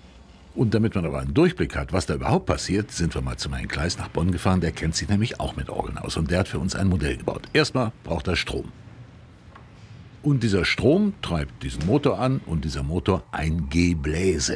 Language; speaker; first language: German; native; German